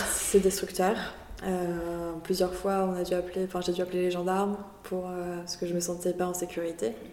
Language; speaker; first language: French; early bilingual, other home language; Spanish